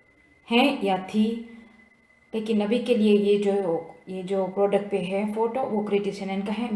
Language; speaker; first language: Hindi; non-native, local second language; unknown